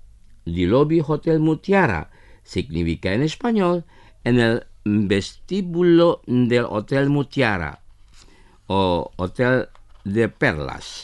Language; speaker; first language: Spanish; non-native, fluent; Indonesian